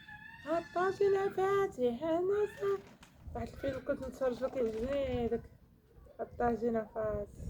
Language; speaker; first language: Arabic; native; Arabic